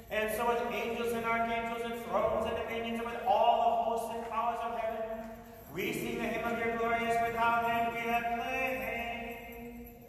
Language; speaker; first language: English; native; English